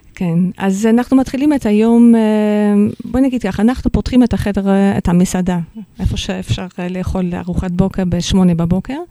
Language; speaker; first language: Hebrew; non-native, fluent; Dutch